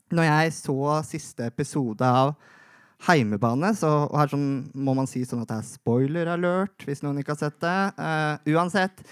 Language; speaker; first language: Norwegian; native; Norwegian